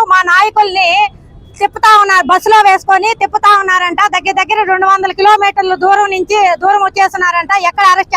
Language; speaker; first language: Telugu; native; Telugu